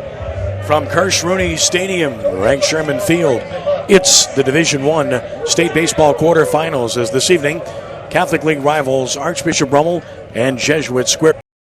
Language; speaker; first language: English; native; English